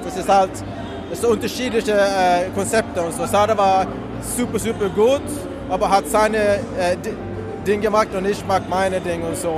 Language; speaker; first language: German; non-native, fluent; Swedish